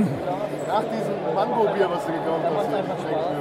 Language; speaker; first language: German; native; German